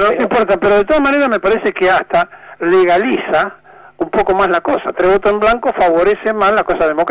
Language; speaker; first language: Spanish; native; Spanish